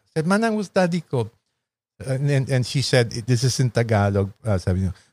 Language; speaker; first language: English; non-native, local second language; Filipino